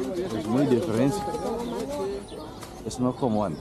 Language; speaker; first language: Spanish; non-native, learner; English